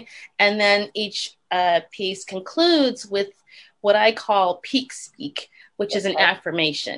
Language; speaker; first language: English; native; English